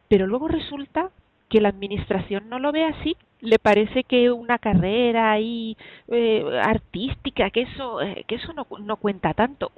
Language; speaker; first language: Spanish; native; Spanish